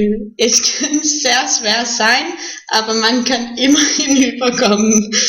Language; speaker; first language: German; non-native, learner; Danish